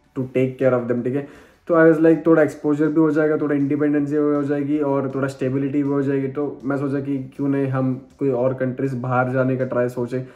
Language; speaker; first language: Hindi; non-native, local second language; Malayalam